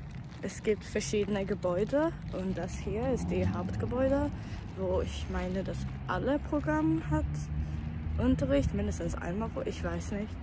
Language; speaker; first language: German; non-native, learner; Swedish